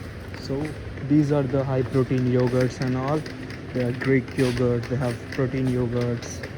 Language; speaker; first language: English; non-native, local second language; Hindi